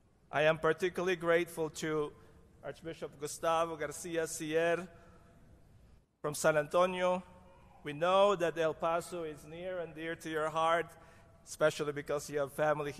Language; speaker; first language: English; non-native, local second language; Cebuano